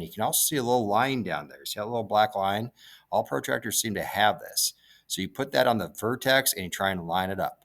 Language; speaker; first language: English; native; English